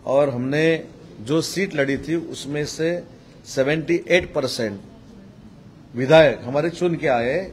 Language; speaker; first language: Hindi; non-native, local second language; Marathi